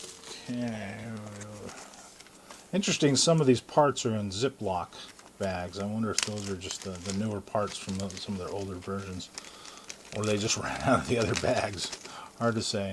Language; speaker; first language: English; native; English